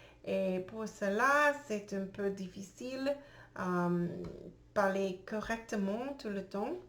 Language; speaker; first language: French; non-native, learner; English